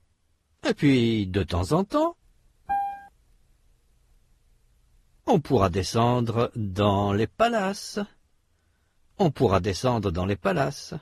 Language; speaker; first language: French; native; French